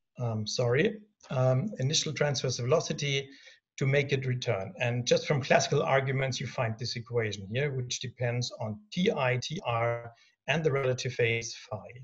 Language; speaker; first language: English; non-native, fluent; German